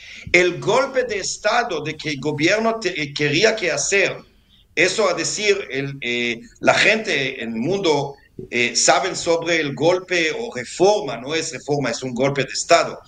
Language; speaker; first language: Spanish; non-native, fluent; Hebrew